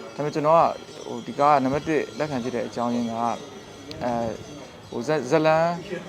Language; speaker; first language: Burmese; non-native, local second language; Shan